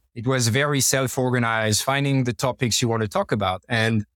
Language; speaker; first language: English; non-native, fluent; French